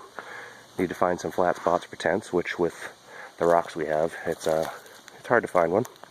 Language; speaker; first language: English; native; English